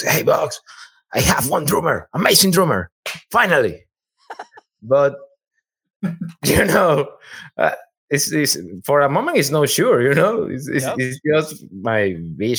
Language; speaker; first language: English; non-native, learner; Spanish